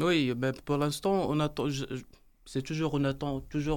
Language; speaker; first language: French; non-native, learner; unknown